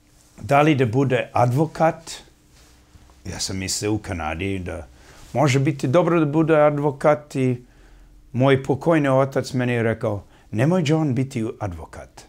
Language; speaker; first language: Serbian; early bilingual, heritage; English